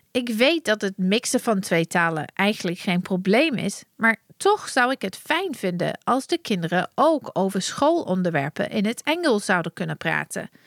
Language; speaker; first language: Dutch; non-native, fluent; English